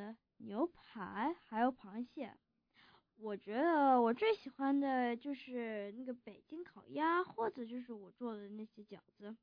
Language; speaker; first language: Chinese; early bilingual, heritage; Chinese